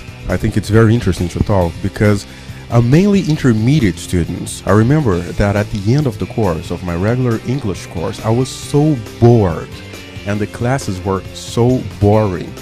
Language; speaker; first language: English; non-native, fluent; Portuguese